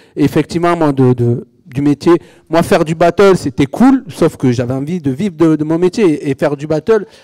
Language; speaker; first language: French; native; French